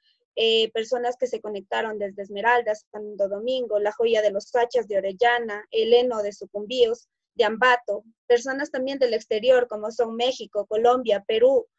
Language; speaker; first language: Spanish; native; Spanish